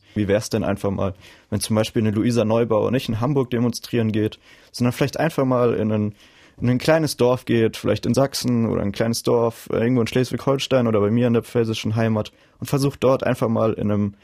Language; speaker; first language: German; native; German